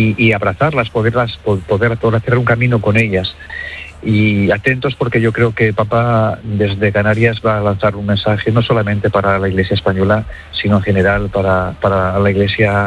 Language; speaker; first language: Spanish; native; Spanish